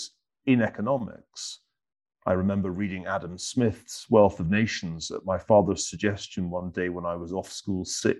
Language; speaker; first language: English; native; English